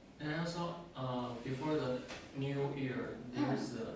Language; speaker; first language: English; non-native, learner; Chinese